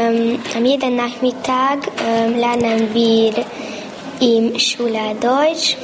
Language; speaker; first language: German; non-native, learner; Hungarian